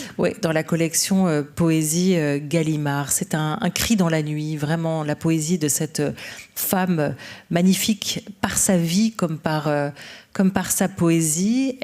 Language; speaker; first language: French; native; French